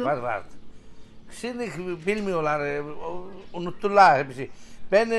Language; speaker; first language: Turkish; early bilingual, heritage; Greek